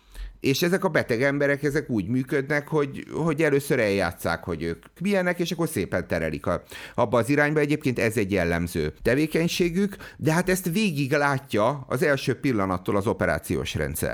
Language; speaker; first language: Hungarian; native; Hungarian